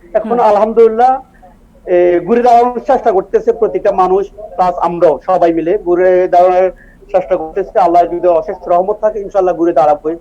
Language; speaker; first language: Bangla; native; Bangla